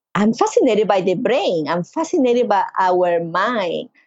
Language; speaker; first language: English; non-native, learner; Spanish